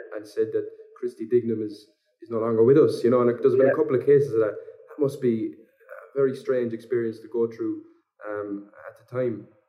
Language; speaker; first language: English; native; English